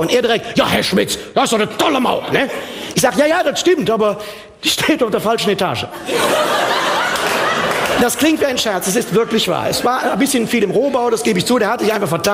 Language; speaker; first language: German; native; German